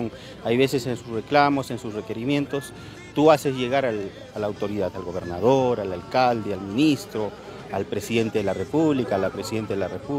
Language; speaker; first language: Spanish; native; Spanish